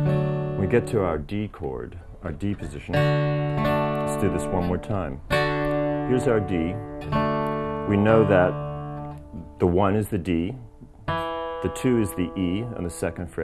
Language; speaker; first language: English; native; English